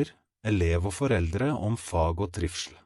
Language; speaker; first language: Norwegian; non-native, fluent; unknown